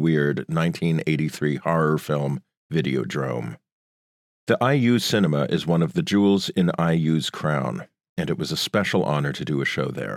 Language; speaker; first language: English; native; English